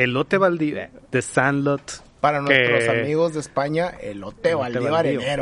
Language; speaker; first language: Spanish; native; Spanish